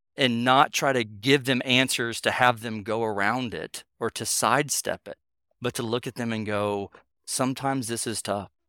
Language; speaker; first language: English; native; English